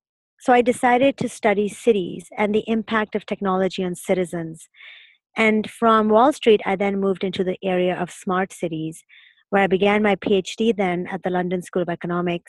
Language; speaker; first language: English; non-native, local second language; Urdu